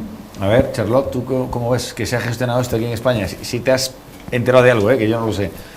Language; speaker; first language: Spanish; native; Spanish